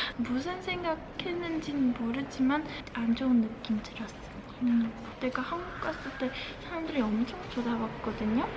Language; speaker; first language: Korean; early bilingual, heritage; Czech